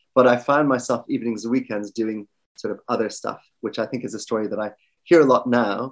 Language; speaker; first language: English; native; English